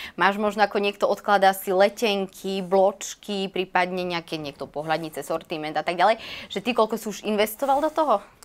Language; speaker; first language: Slovak; native; Slovak